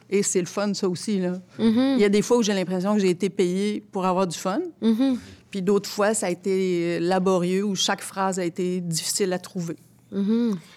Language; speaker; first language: French; early bilingual, other home language; Arabic